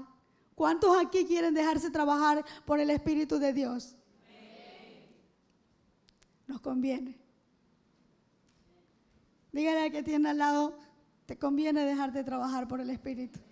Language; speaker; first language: Spanish; native; Spanish